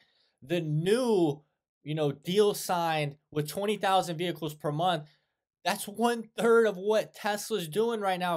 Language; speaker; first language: English; native; English